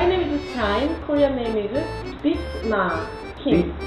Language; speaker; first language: English; non-native, learner; Korean